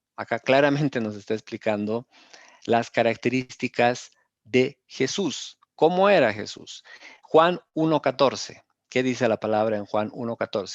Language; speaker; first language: Spanish; native; Spanish